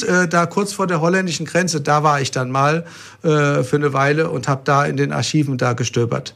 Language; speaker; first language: German; native; German